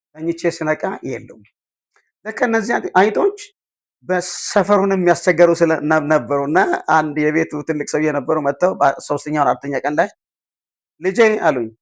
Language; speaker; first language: Amharic; non-native, local second language; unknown